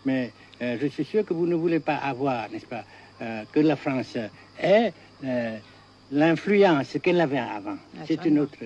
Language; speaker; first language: French; non-native, fluent; Vietnamese